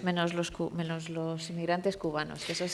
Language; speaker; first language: Spanish; native; Spanish